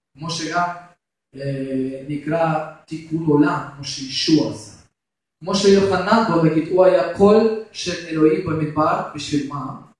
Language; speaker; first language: Hebrew; non-native, fluent; Russian